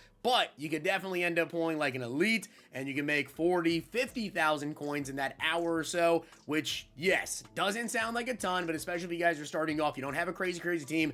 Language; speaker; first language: English; native; English